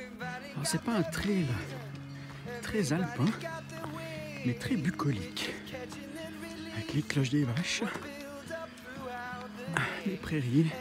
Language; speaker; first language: French; native; French